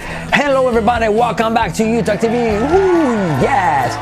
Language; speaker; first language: English; non-native, fluent; Spanish